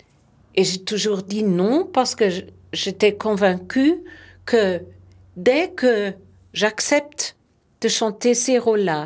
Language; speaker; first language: French; non-native, fluent; German